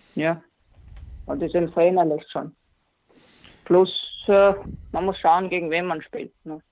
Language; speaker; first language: German; non-native, fluent; Latvian